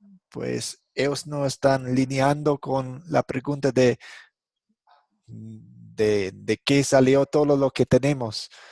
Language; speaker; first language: Spanish; non-native, fluent; English